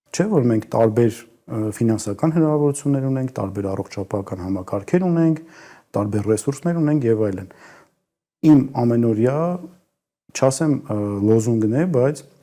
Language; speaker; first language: Armenian; native; Armenian